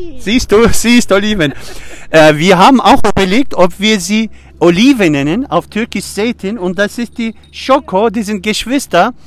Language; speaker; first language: German; early bilingual, other home language; Turkish